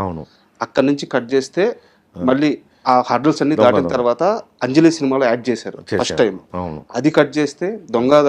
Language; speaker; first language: Telugu; native; Telugu